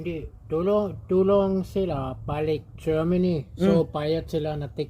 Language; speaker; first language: Filipino; non-native, learner; German